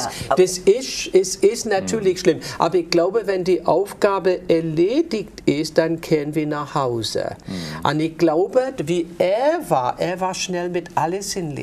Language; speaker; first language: German; non-native, fluent; English